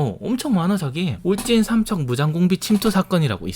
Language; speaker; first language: Korean; native; Korean